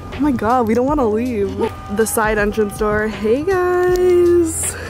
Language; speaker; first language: English; native; English